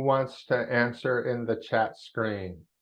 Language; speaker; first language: English; non-native, fluent; Vietnamese